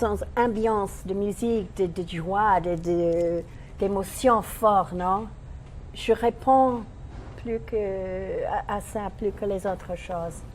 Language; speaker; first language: French; non-native, learner; English